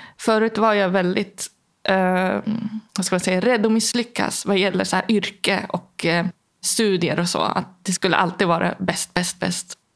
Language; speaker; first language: Swedish; early bilingual, other home language; Arabic